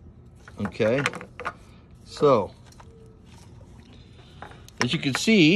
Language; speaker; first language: English; native; English